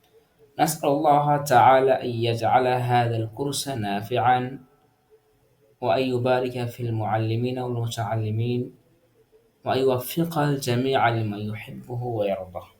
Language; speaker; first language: Arabic; non-native, fluent; Bangla